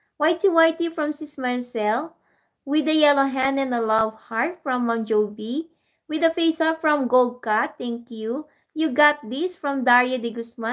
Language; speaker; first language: English; non-native, local second language; Filipino